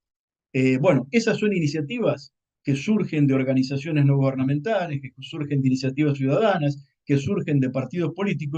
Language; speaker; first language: Spanish; native; Spanish